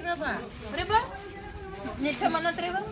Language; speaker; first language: Russian; native; Russian